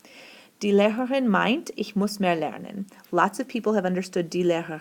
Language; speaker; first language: German; non-native, fluent; English